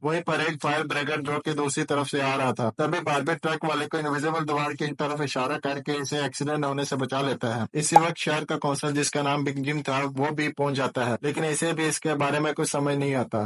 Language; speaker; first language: Hindi; native; Hindi